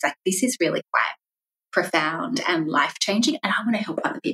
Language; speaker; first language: English; native; English